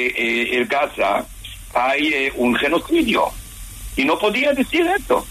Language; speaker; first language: Spanish; non-native, fluent; Hebrew